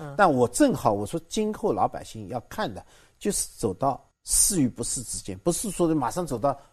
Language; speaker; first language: Chinese; native; Chinese